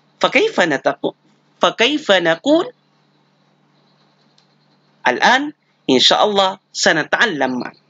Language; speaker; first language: Arabic; non-native, fluent; Indonesian